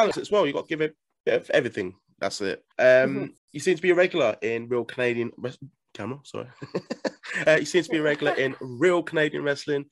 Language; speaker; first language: English; native; English